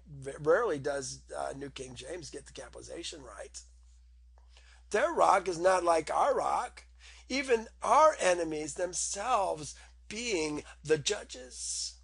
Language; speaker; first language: English; native; English